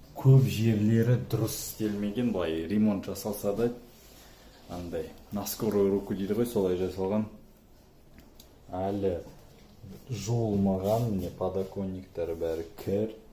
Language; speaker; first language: Kazakh; non-native, local second language; Russian